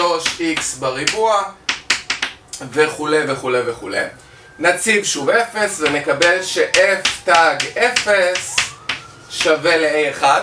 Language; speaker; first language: Hebrew; native; Hebrew